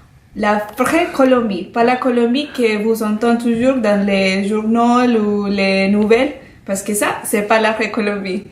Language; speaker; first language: French; non-native, fluent; Spanish